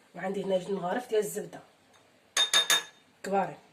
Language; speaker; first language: Arabic; native; Arabic